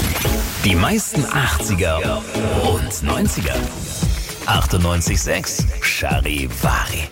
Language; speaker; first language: German; native; German